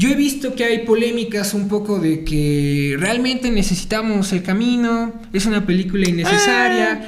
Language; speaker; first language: Spanish; native; Spanish